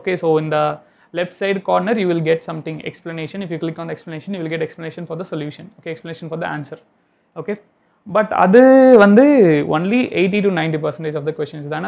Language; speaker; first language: English; non-native, local second language; Tamil